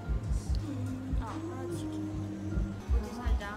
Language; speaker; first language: Korean; non-native, learner; Russian